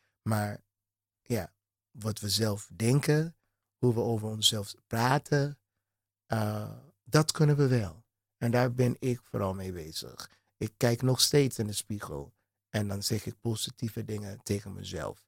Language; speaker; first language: Dutch; non-native, fluent; English